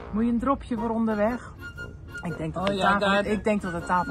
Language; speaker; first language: Dutch; native; Dutch